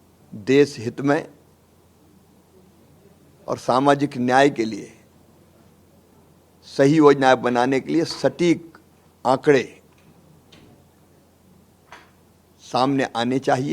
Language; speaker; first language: Hindi; native; Hindi